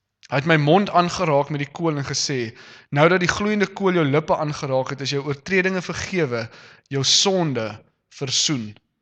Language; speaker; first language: Afrikaans; native; Afrikaans